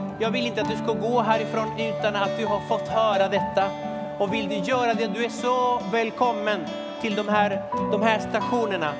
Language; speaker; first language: Swedish; non-native, fluent; Spanish